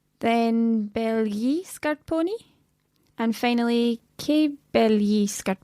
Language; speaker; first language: Italian; non-native, learner; English